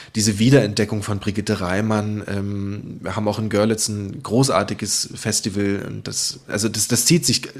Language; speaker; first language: German; native; German